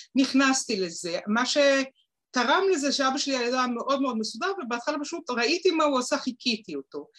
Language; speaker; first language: Hebrew; native; Hebrew